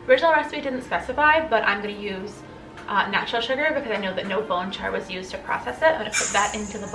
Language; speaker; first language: English; native; English